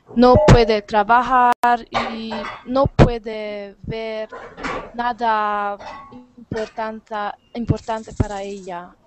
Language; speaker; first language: Spanish; non-native, learner; Hungarian